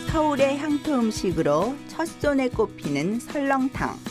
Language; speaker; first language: Korean; native; Korean